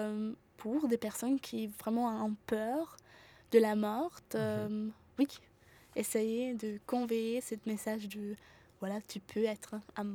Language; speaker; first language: French; non-native, fluent; German